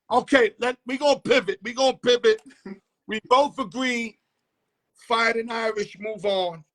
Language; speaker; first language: English; native; English